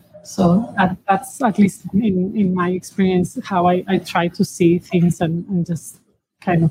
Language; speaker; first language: English; non-native, fluent; Spanish